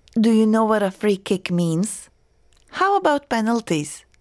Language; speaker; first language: English; non-native, fluent; Croatian